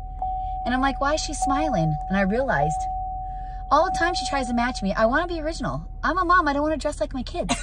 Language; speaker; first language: English; native; English